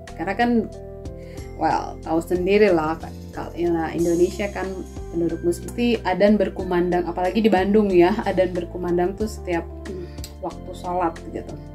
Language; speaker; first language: Indonesian; native; Indonesian